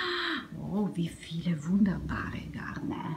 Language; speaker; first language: German; non-native, learner; Italian